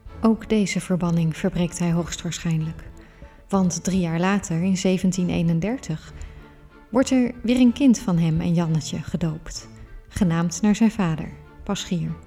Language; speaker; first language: Dutch; native; Dutch